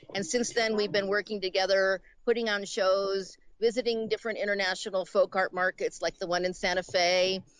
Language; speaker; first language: English; native; English